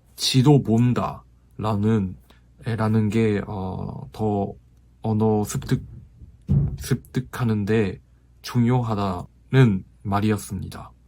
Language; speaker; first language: Korean; non-native, fluent; Japanese